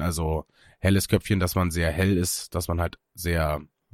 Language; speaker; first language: German; native; German